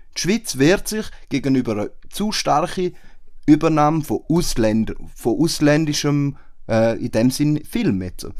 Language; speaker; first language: German; native; German